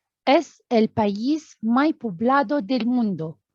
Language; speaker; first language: Spanish; non-native, learner; Arabic